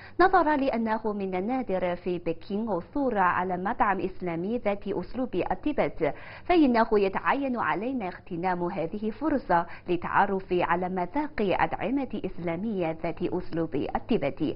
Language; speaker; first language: Arabic; non-native, fluent; Chinese